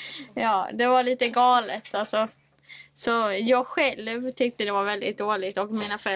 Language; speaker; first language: Swedish; native; Swedish